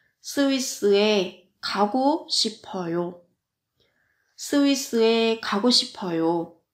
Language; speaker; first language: Korean; non-native, fluent; Vietnamese